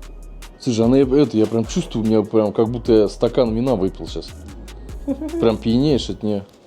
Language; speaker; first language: Russian; native; Russian